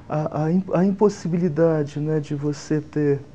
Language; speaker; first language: Portuguese; native; Portuguese